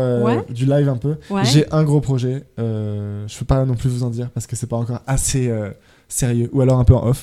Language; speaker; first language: French; native; French